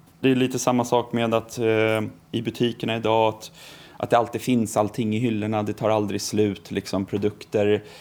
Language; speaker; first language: Swedish; native; Swedish